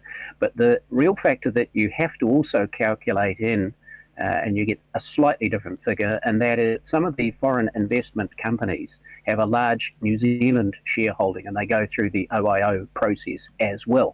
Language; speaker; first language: English; native; English